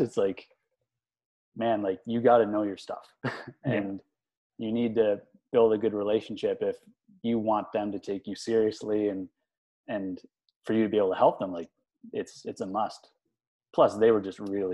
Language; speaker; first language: English; native; English